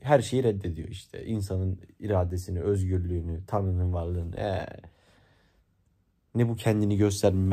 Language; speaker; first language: Turkish; native; Turkish